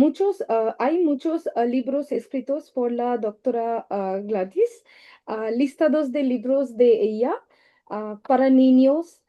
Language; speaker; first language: Spanish; non-native, learner; Bangla